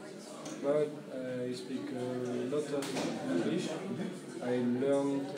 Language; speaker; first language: English; non-native, learner; French